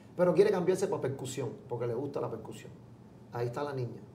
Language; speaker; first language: Spanish; native; Spanish